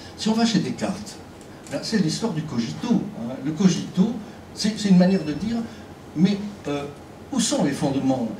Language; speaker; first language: French; native; French